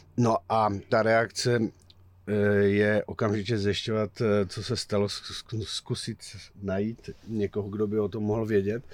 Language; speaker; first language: Czech; native; Czech